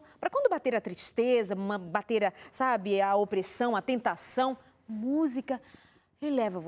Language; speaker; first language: Portuguese; native; Portuguese